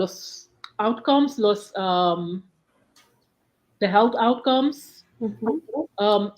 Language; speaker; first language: Spanish; non-native, learner; English